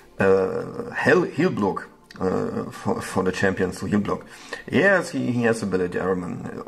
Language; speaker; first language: English; non-native, learner; German